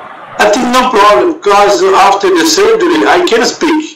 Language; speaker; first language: English; non-native, learner; Portuguese